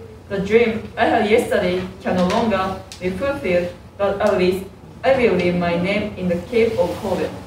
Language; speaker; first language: English; non-native, learner; Japanese